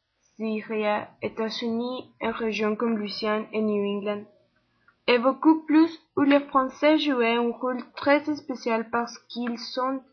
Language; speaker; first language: French; non-native, learner; Spanish